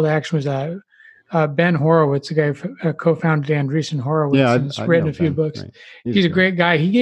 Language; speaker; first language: English; native; English